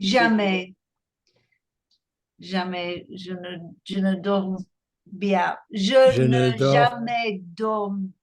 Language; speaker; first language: French; non-native, learner; English